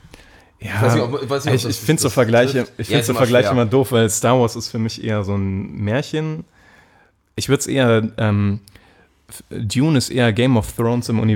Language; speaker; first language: German; native; German